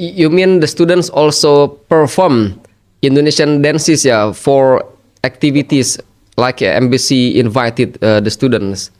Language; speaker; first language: English; non-native, fluent; Indonesian